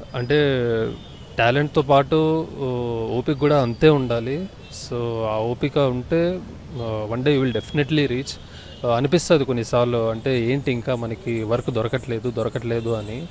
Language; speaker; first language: Telugu; native; Telugu